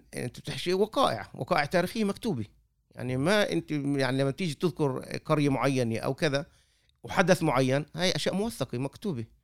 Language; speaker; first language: Arabic; native; Arabic